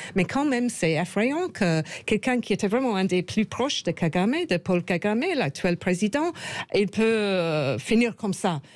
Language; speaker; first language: French; non-native, fluent; English